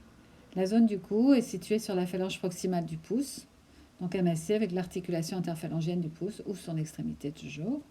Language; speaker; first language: French; native; French